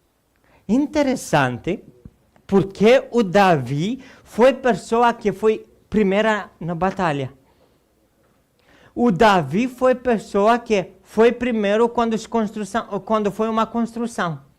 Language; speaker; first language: Portuguese; non-native, fluent; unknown